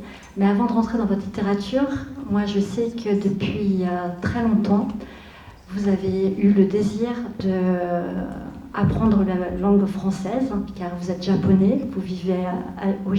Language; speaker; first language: French; native; French